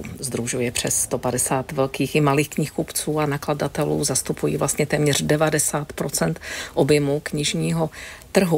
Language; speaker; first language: Czech; native; Czech